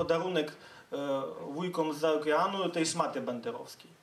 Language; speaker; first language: Polish; non-native, fluent; Ukrainian